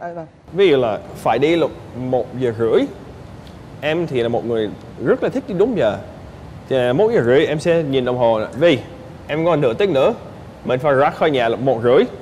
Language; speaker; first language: Vietnamese; non-native, fluent; English